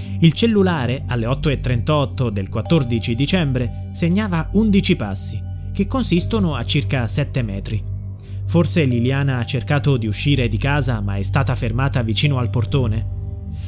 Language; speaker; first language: Italian; native; Italian